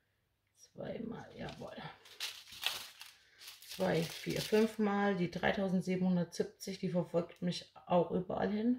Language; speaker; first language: German; native; German